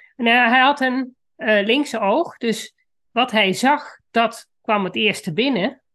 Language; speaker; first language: Dutch; native; Dutch